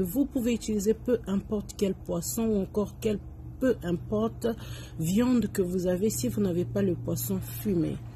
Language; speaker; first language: French; non-native, local second language; Lingala